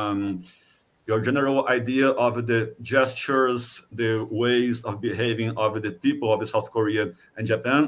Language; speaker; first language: English; non-native, fluent; Portuguese